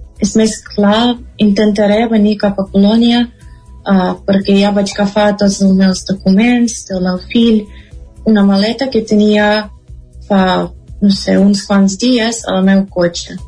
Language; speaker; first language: Catalan; non-native, fluent; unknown